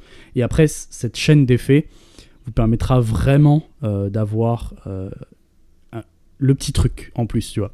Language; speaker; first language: French; native; French